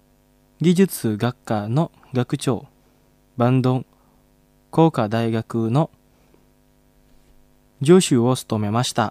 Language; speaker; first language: Japanese; non-native, fluent; Indonesian